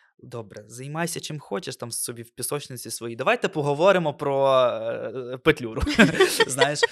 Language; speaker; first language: Ukrainian; non-native, local second language; Russian